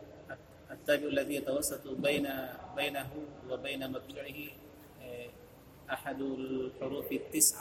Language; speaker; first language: Arabic; non-native, learner; Indonesian